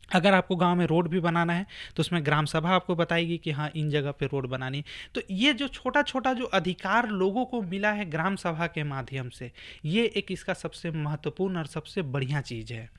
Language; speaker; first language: Hindi; native; Hindi